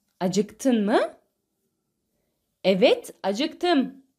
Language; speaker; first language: Turkish; non-native, fluent; Arabic